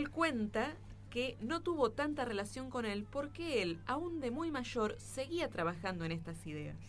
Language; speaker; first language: Spanish; native; Spanish